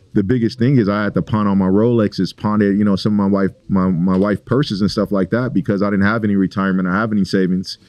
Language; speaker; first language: English; native; English